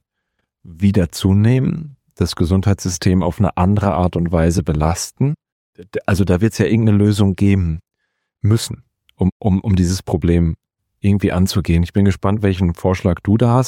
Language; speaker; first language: German; native; German